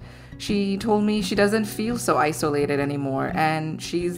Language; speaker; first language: English; non-native, local second language; Gujarati